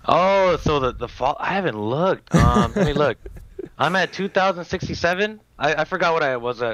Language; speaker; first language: English; native; English